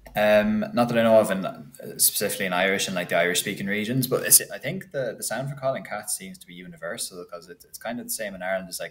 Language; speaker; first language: English; native; English